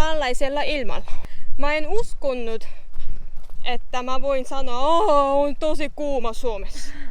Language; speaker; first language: Finnish; non-native, learner; Korean